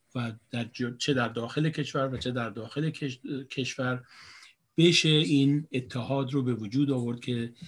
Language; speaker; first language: Persian; native; Persian